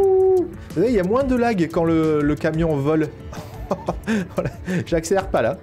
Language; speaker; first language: French; native; French